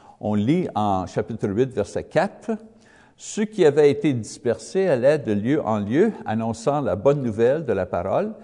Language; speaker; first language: French; non-native, learner; English